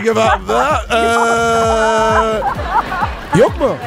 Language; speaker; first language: Turkish; non-native, learner; French